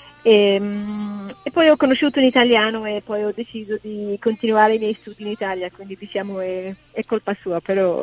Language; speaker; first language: Italian; non-native, fluent; English